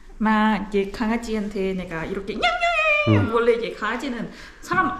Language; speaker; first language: Korean; non-native, fluent; Thai